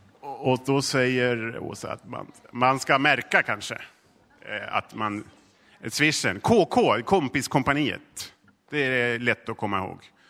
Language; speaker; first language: Swedish; native; Swedish